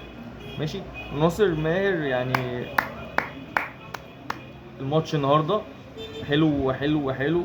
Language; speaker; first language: Arabic; native; Arabic